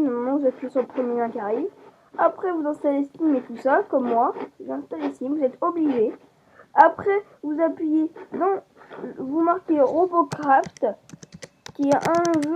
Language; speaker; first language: French; native; French